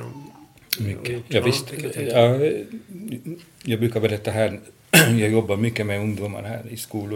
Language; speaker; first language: Swedish; non-native, fluent; Hungarian